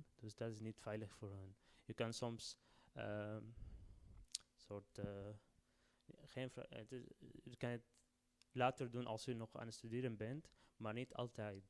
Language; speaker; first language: Dutch; non-native, learner; Arabic